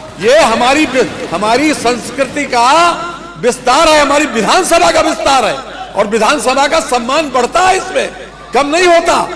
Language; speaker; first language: Hindi; native; Hindi